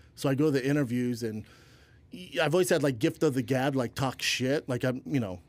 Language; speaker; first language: English; native; English